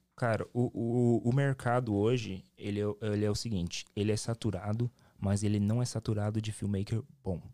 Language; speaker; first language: Portuguese; native; Portuguese